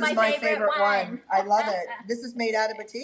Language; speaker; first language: English; native; English